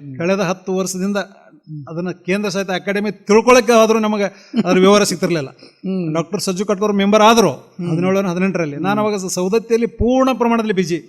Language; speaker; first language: Kannada; native; Kannada